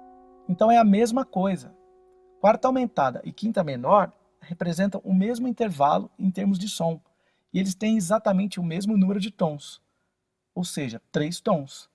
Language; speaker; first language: Portuguese; native; Portuguese